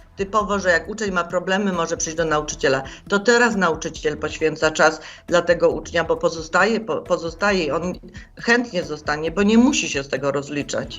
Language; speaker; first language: Polish; native; Polish